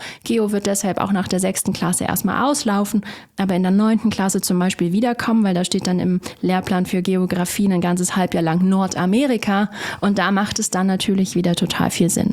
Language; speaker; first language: German; native; German